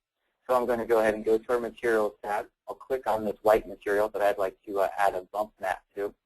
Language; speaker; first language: English; native; English